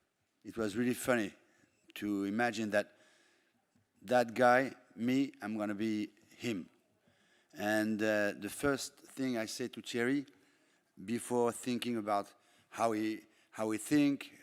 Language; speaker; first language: English; non-native, fluent; French